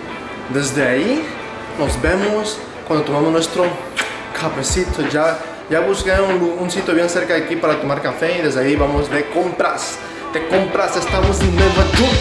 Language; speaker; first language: Spanish; early bilingual, heritage; Spanish